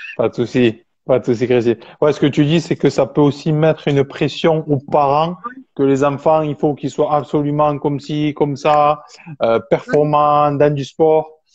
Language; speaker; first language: French; native; French